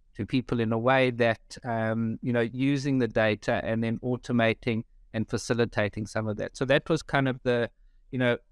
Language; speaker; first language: English; native; English